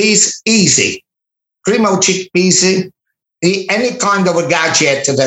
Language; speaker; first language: English; non-native, fluent; Italian